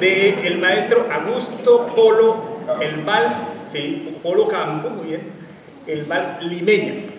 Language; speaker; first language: Spanish; native; Spanish